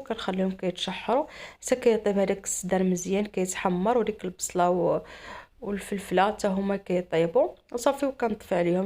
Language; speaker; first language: Arabic; native; Arabic